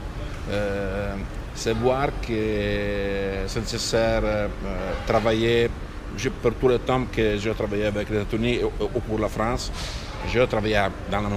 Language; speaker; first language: French; non-native, fluent; Italian